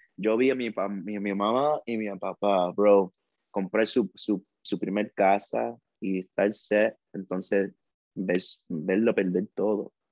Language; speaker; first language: Spanish; early bilingual, heritage; Spanish